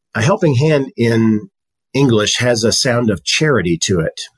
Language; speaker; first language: English; native; English